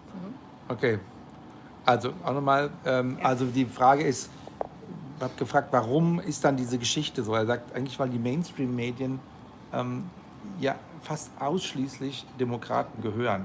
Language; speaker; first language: German; native; German